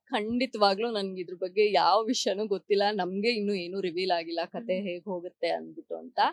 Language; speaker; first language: Kannada; non-native, local second language; Kodava